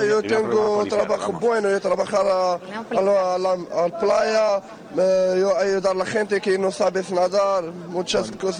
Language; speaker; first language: Spanish; non-native, learner; Arabic